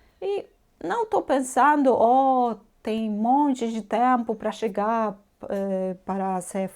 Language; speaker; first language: Portuguese; non-native, fluent; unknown